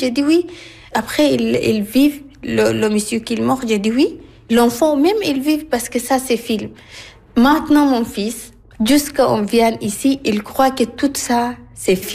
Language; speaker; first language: French; non-native, learner; Arabic